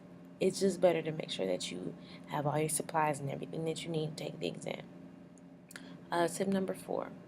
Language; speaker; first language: English; native; English